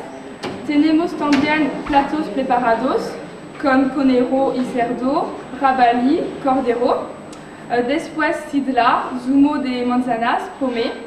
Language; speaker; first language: Spanish; non-native, learner; French